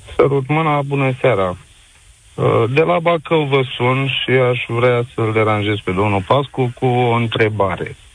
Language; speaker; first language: Romanian; native; Romanian